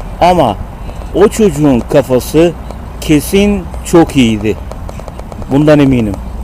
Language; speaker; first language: Turkish; native; Turkish